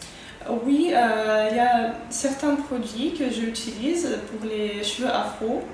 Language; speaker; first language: French; non-native, fluent; Russian